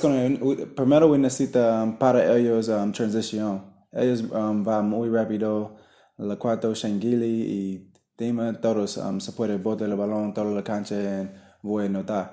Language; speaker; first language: Spanish; non-native, learner; English